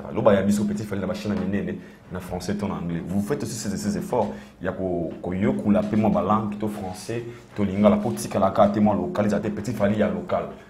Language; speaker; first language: French; non-native, local second language; Lingala